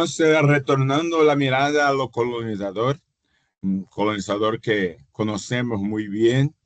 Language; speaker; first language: Spanish; non-native, fluent; Portuguese